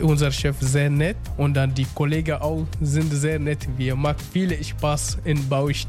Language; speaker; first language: German; non-native, learner; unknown